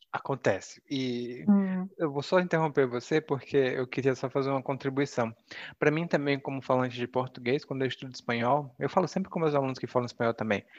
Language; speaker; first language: Portuguese; native; Portuguese